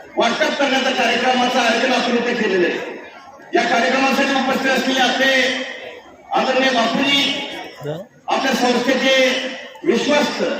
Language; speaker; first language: Marathi; native; Marathi